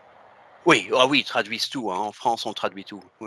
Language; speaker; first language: French; native; French